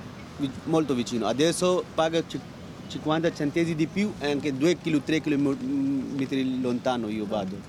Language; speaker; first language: Italian; non-native, learner; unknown